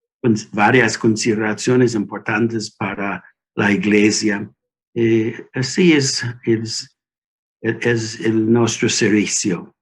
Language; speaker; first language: Spanish; non-native, learner; English